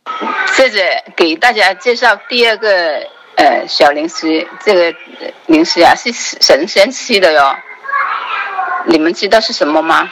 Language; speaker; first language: Chinese; native; Chinese